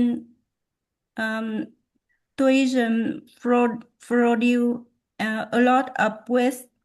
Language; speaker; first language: English; non-native, learner; Vietnamese